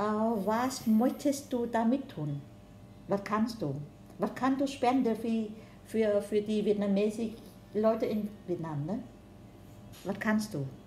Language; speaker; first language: German; non-native, learner; Vietnamese